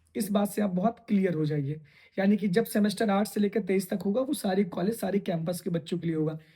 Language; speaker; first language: Hindi; native; Hindi